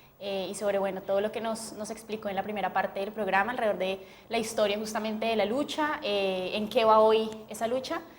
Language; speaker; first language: Spanish; native; Spanish